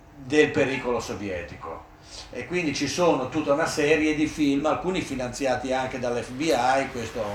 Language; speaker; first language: Italian; native; Italian